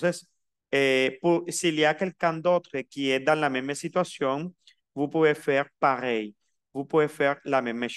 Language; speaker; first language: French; non-native, fluent; Spanish